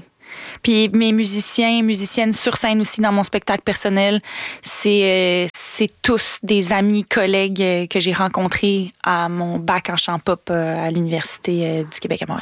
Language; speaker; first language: French; native; French